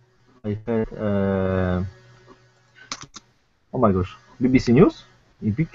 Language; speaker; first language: English; non-native, learner; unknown